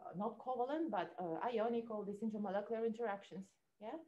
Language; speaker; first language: English; non-native, fluent; Russian